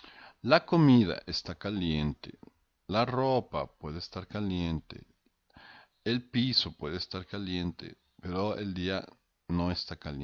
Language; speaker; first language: Spanish; non-native, fluent; Portuguese